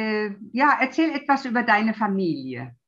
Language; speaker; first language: German; non-native, fluent; Italian